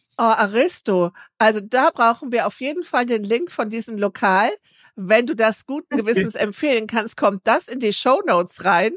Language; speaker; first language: German; native; German